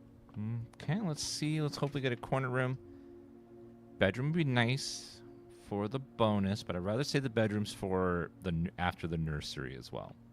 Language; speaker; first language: English; native; English